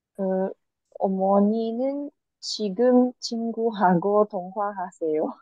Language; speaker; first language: Korean; non-native, learner; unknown